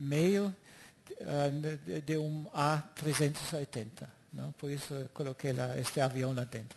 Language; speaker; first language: Portuguese; non-native, fluent; German